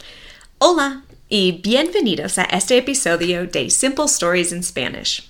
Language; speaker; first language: Spanish; non-native, fluent; English